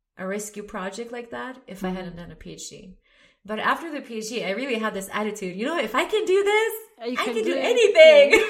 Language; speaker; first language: English; non-native, fluent; Swedish